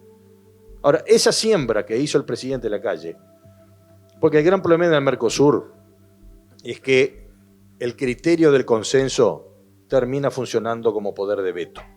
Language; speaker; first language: Spanish; native; Spanish